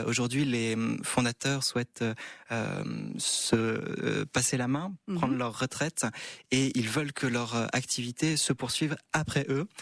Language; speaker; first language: French; native; French